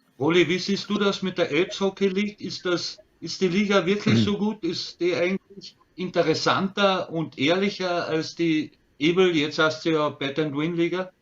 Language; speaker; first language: German; native; German